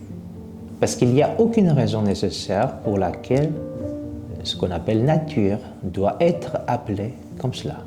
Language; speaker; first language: French; non-native, fluent; Korean